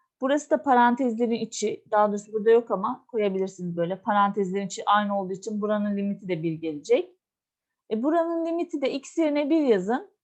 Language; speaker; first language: Turkish; native; Turkish